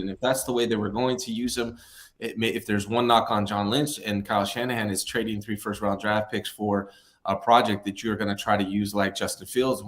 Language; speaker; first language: English; native; English